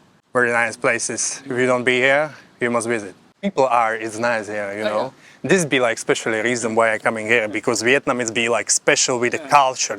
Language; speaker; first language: English; non-native, fluent; Slovak